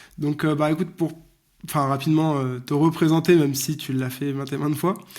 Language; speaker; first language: French; native; French